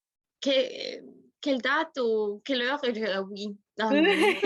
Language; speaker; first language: French; non-native, learner; Spanish